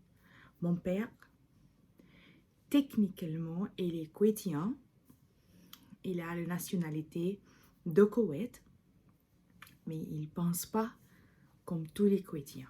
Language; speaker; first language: French; non-native, fluent; English